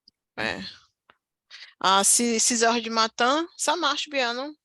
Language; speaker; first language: French; non-native, fluent; Portuguese